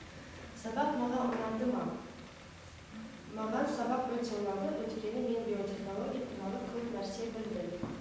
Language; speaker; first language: Kazakh; non-native, learner; Russian